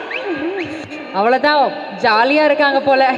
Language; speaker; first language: Tamil; native; Tamil